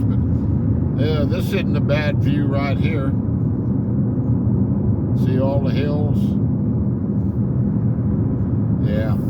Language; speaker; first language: English; native; English